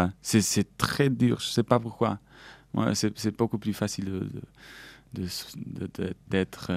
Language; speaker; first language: French; non-native, local second language; German